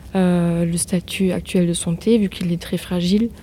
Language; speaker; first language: French; non-native, fluent; German